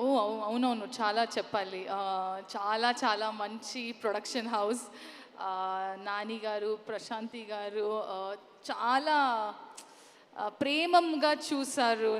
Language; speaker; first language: Telugu; non-native, learner; Kannada